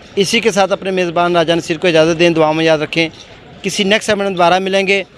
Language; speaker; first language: Urdu; non-native, local second language; Punjabi